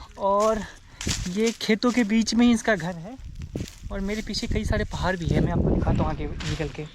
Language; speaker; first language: Hindi; native; Hindi